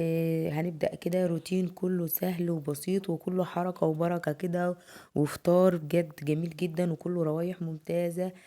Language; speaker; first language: Arabic; native; Arabic